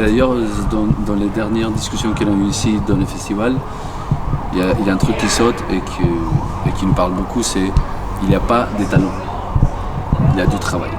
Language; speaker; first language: French; non-native, fluent; Spanish